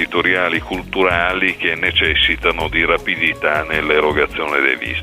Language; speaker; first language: Italian; native; Italian